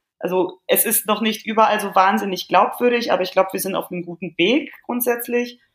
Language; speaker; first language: German; early bilingual, other home language; Polish